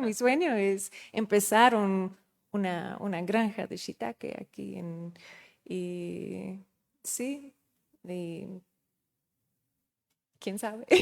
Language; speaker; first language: Spanish; non-native, fluent; Dutch